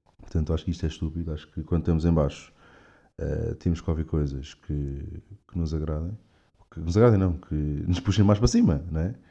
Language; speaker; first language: Portuguese; native; Portuguese